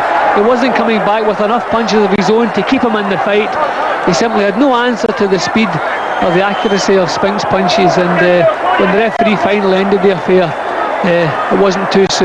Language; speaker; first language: English; native; English